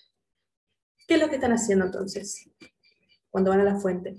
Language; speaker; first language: Spanish; native; Spanish